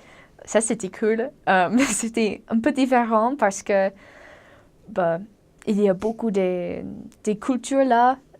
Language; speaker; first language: French; non-native, fluent; English